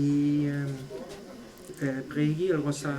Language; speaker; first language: Italian; non-native, fluent; German